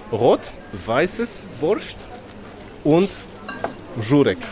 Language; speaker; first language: German; non-native, fluent; Polish